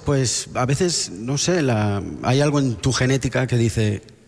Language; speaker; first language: Spanish; non-native, local second language; Catalan